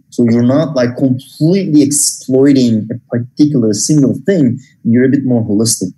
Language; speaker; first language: English; non-native, fluent; Turkish